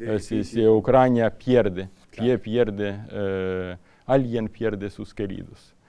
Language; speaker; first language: Spanish; non-native, fluent; Ukrainian